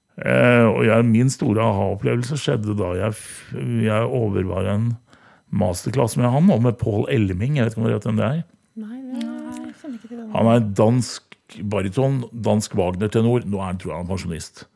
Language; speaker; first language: Norwegian; native; Norwegian